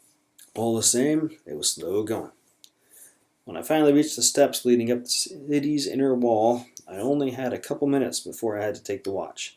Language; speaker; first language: English; native; English